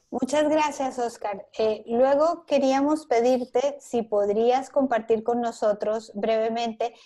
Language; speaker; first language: Spanish; native; Spanish